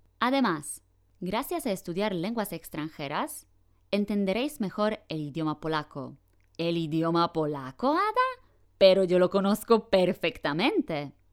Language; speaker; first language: Spanish; non-native, fluent; Polish